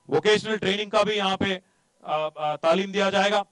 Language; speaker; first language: Hindi; non-native, local second language; Telugu